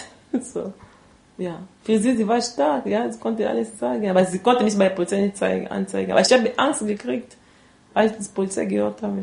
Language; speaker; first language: German; non-native, learner; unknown